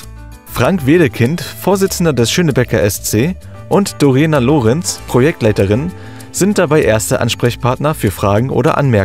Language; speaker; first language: German; native; German